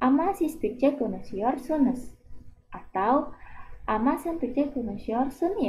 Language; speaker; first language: Turkish; non-native, fluent; Indonesian